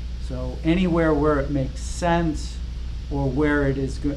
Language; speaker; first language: English; native; English